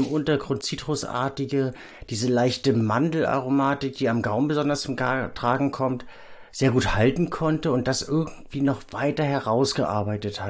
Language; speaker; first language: German; native; German